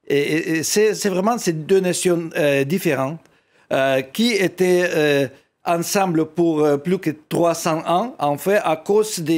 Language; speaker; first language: French; non-native, fluent; Russian